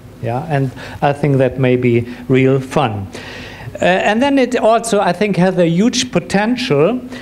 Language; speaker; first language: English; non-native, fluent; German